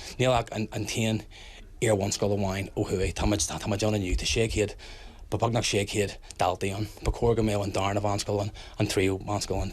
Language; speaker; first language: Irish; non-native, local second language; English